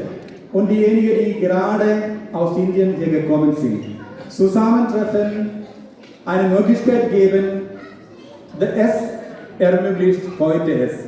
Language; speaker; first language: German; non-native, fluent; Malayalam